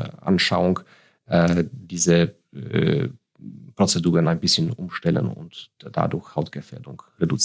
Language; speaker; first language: German; non-native, fluent; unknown